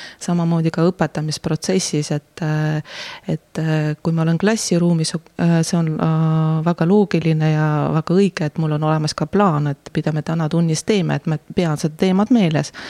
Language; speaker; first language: Estonian; non-native, local second language; Russian